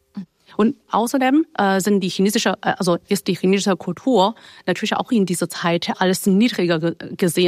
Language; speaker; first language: German; non-native, fluent; Chinese